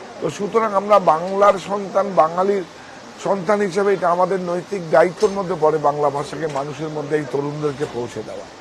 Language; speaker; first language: Bangla; native; Bangla